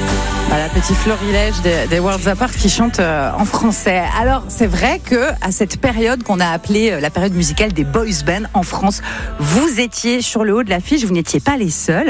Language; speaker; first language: French; native; French